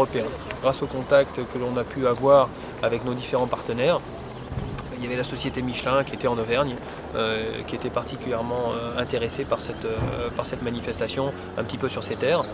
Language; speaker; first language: French; native; French